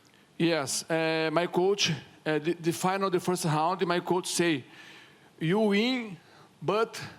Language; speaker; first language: English; non-native, learner; Portuguese